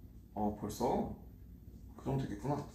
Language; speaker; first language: Korean; native; Korean